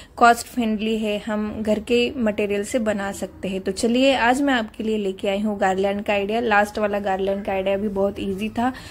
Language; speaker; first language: Hindi; non-native, local second language; Marathi